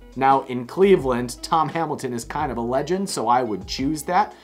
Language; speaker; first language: English; native; English